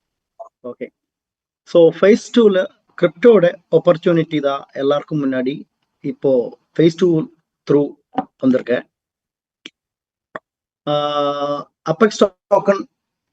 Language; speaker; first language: Tamil; non-native, learner; Malayalam